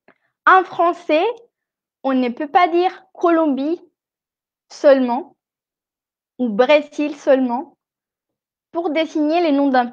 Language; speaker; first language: French; non-native, fluent; Spanish